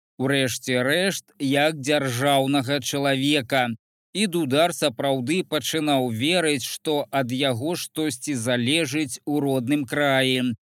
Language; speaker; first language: Belarusian; native; Belarusian